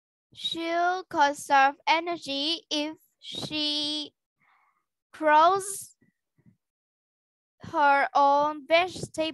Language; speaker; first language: English; non-native, learner; Vietnamese